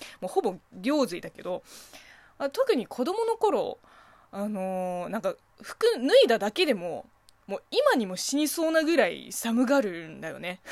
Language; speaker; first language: Japanese; non-native, fluent; Chinese